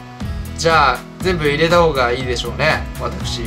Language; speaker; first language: Japanese; native; Japanese